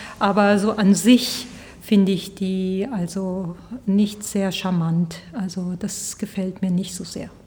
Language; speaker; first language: German; early bilingual, heritage; Spanish